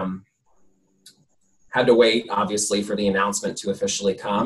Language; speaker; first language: English; native; English